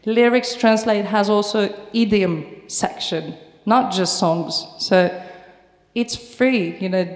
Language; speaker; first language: English; non-native, fluent; Turkish